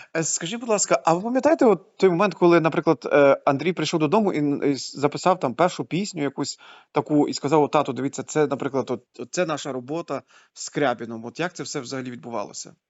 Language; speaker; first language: Ukrainian; native; Ukrainian